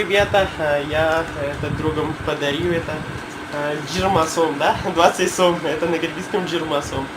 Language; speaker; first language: Russian; non-native, learner; Urdu